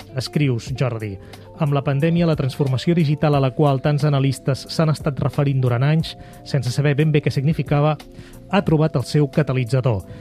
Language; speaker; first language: Catalan; native; Catalan